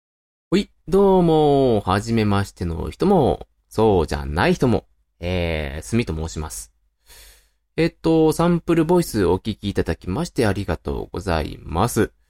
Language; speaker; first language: Japanese; native; Japanese